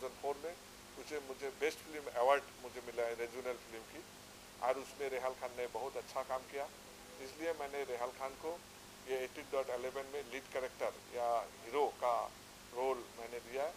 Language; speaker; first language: Hindi; non-native, local second language; Assamese